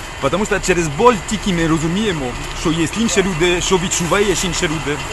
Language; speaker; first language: Ukrainian; non-native, learner; French